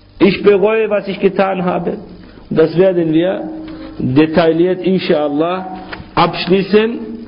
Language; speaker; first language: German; non-native, fluent; Arabic